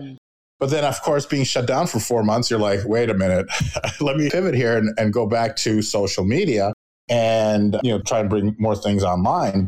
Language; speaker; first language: English; native; English